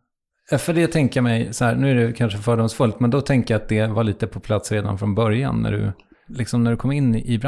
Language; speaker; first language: Swedish; native; Swedish